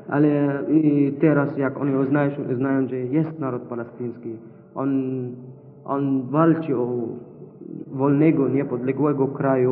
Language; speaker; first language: Polish; non-native, learner; Arabic